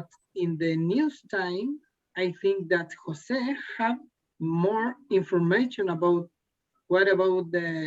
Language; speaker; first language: English; non-native, learner; Spanish